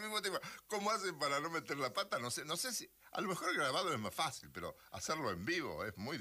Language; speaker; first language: Spanish; native; Spanish